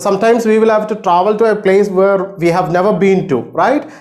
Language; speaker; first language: English; non-native, local second language; Malayalam